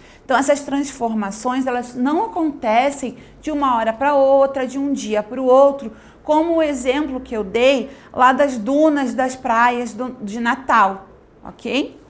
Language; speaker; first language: Portuguese; native; Portuguese